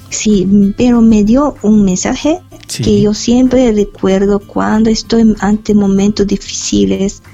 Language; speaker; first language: Spanish; non-native, fluent; Japanese